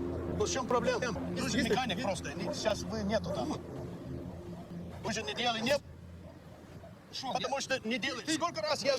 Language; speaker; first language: Russian; non-native, learner; English